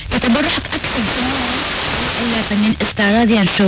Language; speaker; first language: Arabic; native; Arabic